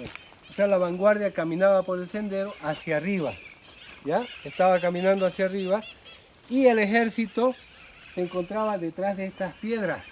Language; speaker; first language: Spanish; native; Spanish